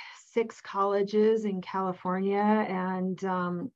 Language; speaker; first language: English; native; English